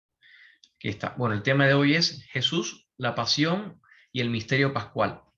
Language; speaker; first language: Spanish; native; Spanish